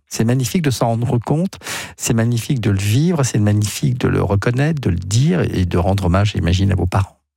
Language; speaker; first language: French; native; French